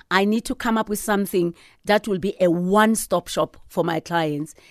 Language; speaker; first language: English; non-native, local second language; Southern Sotho